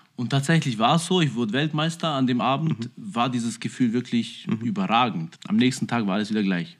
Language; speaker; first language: German; early bilingual, other home language; Albanian